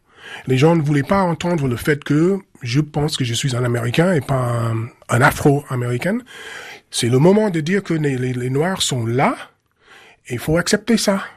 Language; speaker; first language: French; non-native, fluent; English